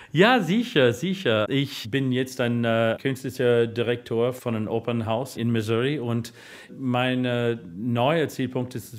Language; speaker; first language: German; non-native, fluent; English